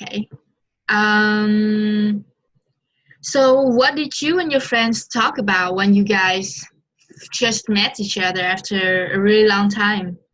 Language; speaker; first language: English; non-native, fluent; Vietnamese